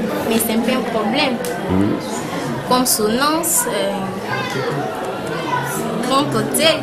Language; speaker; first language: French; non-native, local second language; Lingala